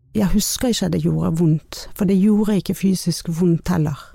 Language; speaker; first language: Norwegian; non-native, fluent; Persian